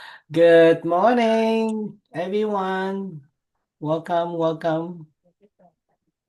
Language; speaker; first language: English; non-native, fluent; Vietnamese